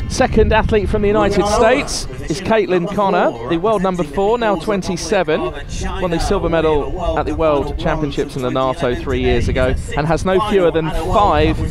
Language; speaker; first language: English; native; English